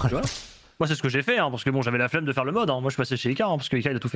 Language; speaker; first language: French; native; French